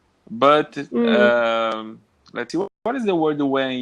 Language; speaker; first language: English; non-native, learner; Portuguese